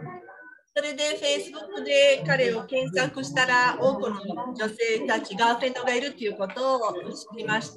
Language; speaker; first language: Japanese; non-native, learner; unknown